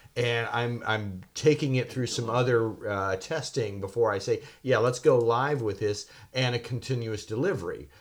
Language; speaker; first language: English; native; English